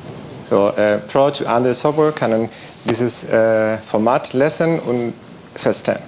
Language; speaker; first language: German; non-native, learner; Spanish